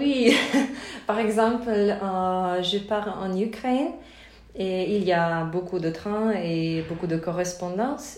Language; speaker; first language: French; non-native, learner; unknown